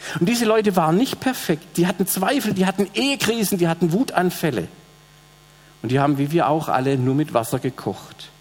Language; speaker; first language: German; native; German